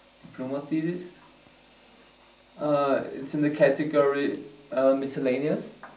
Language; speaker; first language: English; non-native, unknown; German